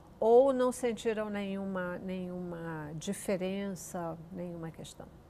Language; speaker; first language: Portuguese; native; Portuguese